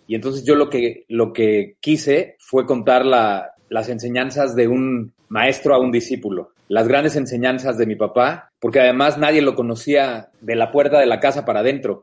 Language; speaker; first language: Spanish; native; Spanish